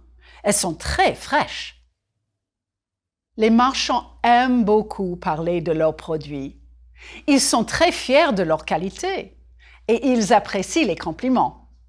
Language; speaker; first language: French; non-native, fluent; English